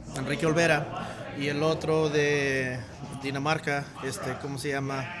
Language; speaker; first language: Spanish; native; Spanish